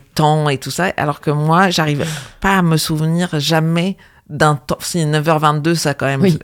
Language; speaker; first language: French; native; French